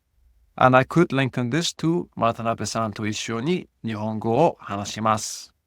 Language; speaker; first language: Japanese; non-native, fluent; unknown